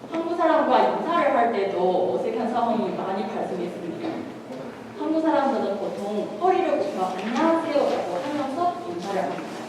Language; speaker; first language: Korean; non-native, fluent; Chinese